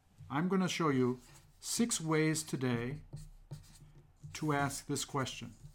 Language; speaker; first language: English; native; English